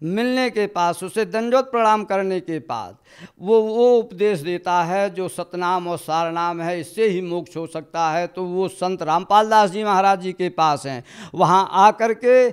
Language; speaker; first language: Hindi; native; Hindi